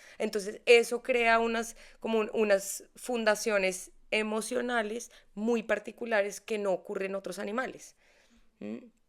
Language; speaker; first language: Spanish; native; Spanish